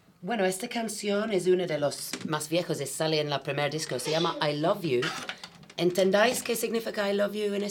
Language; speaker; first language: Spanish; non-native, fluent; English